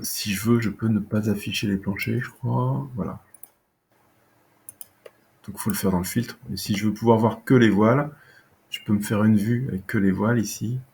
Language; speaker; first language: French; native; French